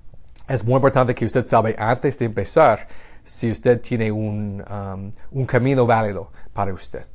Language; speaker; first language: Spanish; non-native, fluent; English